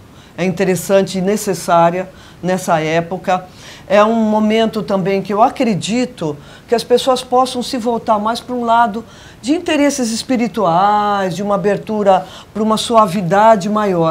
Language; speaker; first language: Portuguese; native; Portuguese